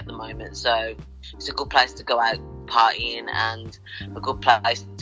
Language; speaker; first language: English; native; English